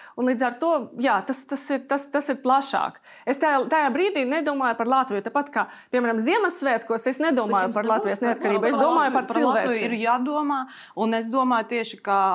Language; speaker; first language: Latvian; non-native, local second language; Russian